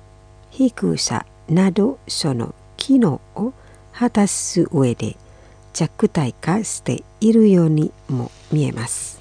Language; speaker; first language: Japanese; non-native, fluent; Indonesian